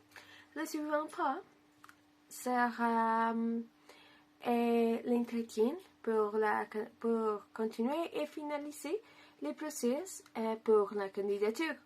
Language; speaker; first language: French; non-native, learner; Spanish